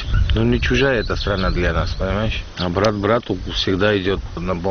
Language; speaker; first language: Ukrainian; non-native, learner; Georgian